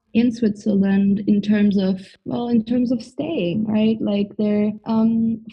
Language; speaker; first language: English; non-native, fluent; Turkish